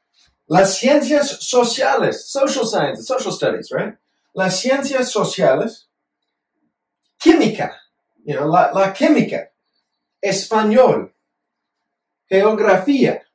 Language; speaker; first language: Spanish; non-native, fluent; English